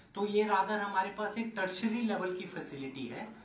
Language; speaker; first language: Hindi; non-native, local second language; Marathi